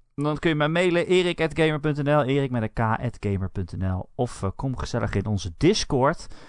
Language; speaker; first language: Dutch; native; Dutch